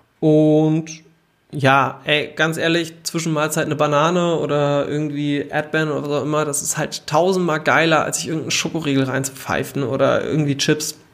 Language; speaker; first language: German; native; German